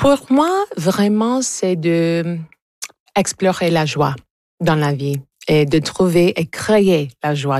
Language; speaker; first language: French; non-native, local second language; English